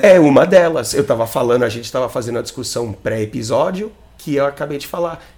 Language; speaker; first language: Portuguese; non-native, fluent; English